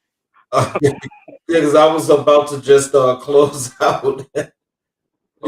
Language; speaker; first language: English; native; English